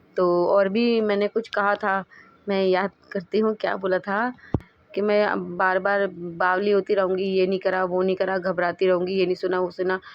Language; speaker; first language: Hindi; native; Hindi